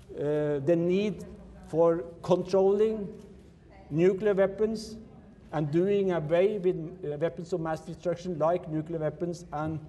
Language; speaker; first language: English; non-native, fluent; Norwegian